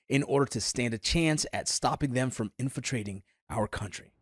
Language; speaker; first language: English; native; English